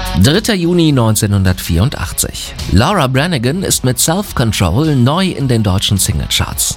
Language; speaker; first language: German; native; German